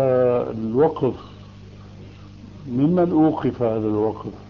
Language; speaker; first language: Arabic; early bilingual, other home language; Albanian